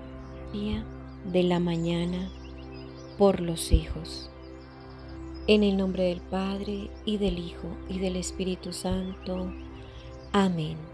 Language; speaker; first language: Spanish; native; Spanish